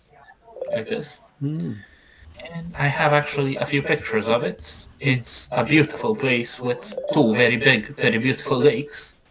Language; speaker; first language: English; non-native, fluent; Serbian